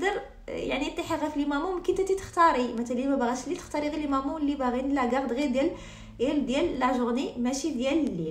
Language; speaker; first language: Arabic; native; Arabic